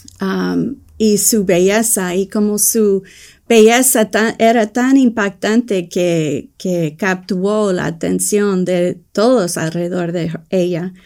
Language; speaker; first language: Spanish; early bilingual, heritage; English